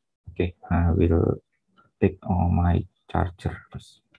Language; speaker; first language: English; non-native, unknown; Indonesian